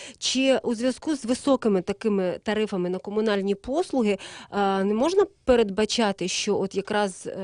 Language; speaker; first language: Ukrainian; native; Ukrainian